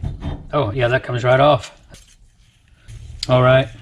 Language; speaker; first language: English; native; English